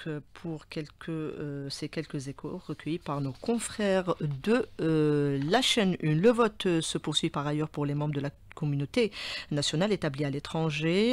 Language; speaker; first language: French; non-native, local second language; Arabic